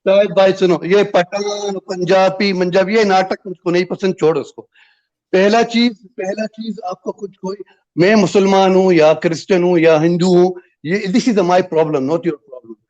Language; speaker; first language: Hindi; non-native, fluent; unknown